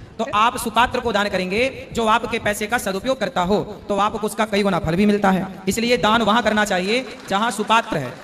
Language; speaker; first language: Hindi; native; Hindi